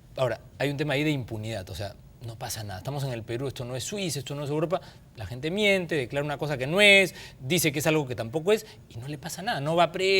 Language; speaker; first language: Spanish; native; Spanish